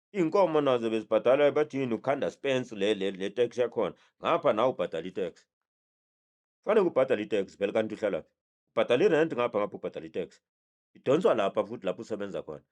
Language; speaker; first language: Zulu; native; Zulu